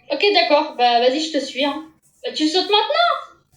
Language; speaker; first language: French; native; French